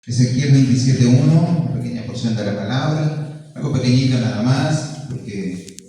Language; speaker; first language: Spanish; native; Spanish